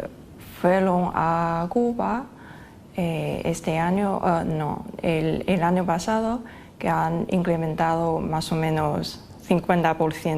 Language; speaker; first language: Spanish; non-native, fluent; Chinese